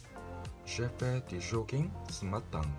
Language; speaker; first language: French; non-native, learner; Korean